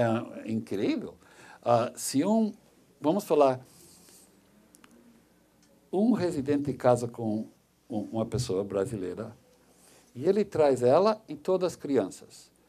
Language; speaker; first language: Portuguese; non-native, fluent; English